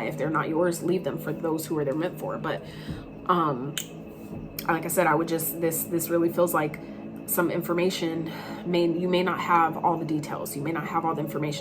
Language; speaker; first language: English; native; English